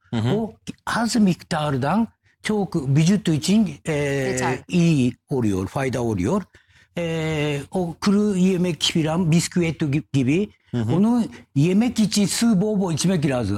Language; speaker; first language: Turkish; non-native, learner; Japanese